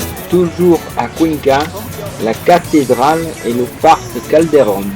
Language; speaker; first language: French; native; French